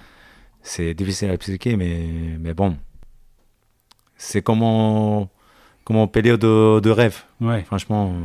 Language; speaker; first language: French; non-native, learner; Japanese